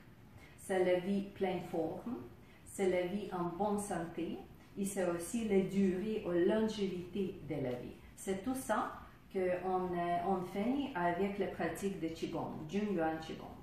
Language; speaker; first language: French; non-native, fluent; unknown